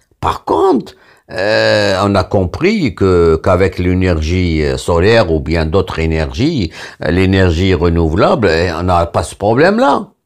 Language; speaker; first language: French; non-native, local second language; Arabic